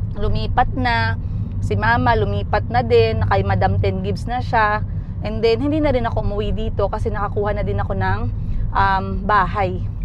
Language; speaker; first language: Filipino; non-native, local second language; Cebuano